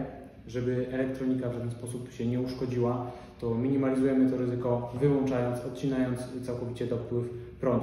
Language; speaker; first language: Polish; native; Polish